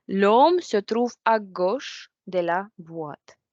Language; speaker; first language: French; non-native, fluent; Ukrainian